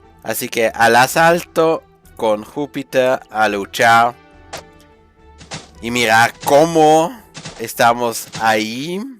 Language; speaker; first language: Spanish; non-native, fluent; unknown